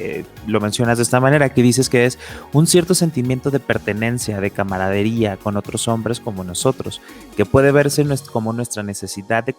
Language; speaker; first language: Spanish; native; Spanish